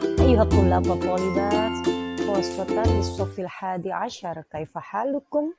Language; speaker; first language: Arabic; non-native, fluent; Indonesian